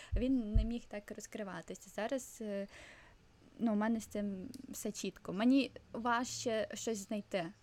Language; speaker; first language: Ukrainian; non-native, local second language; Russian